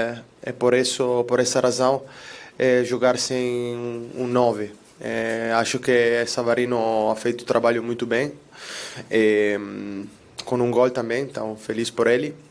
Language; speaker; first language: Portuguese; non-native, learner; Italian